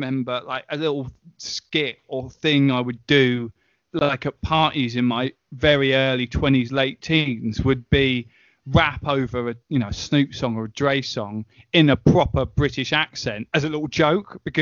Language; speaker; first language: English; native; English